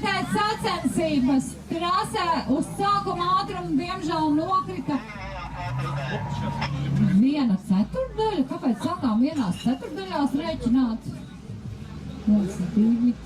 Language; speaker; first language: Latvian; native; Latvian